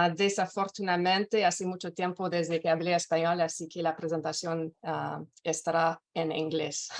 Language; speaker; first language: Spanish; non-native, learner; English